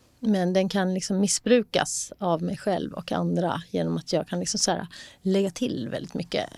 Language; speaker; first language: Swedish; native; Swedish